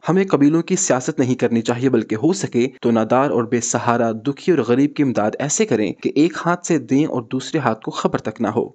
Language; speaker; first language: Urdu; native; Urdu